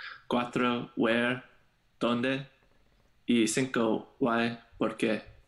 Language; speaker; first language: Spanish; non-native, learner; English